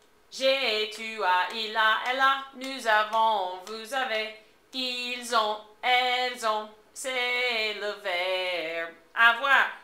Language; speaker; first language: French; non-native, fluent; English